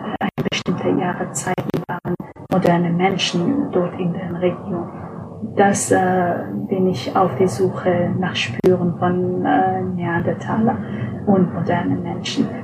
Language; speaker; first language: German; non-native, fluent; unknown